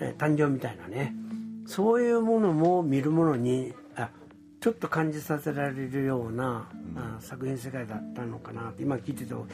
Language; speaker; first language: Japanese; native; Japanese